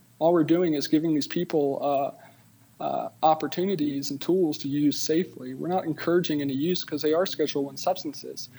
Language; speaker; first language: English; native; English